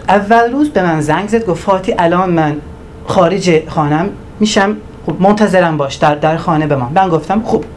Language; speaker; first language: Persian; non-native, learner; Turkish